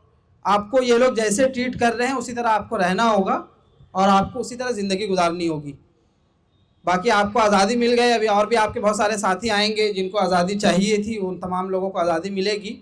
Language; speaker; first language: Hindi; native; Hindi